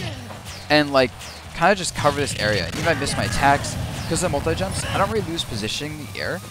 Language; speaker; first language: English; native; English